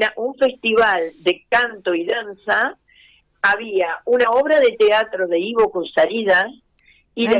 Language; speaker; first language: Spanish; native; Spanish